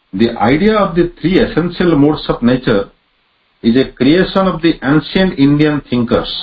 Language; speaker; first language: English; non-native, local second language; Odia